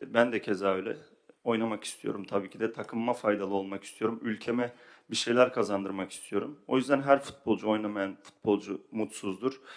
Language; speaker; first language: Turkish; early bilingual, heritage; Turkish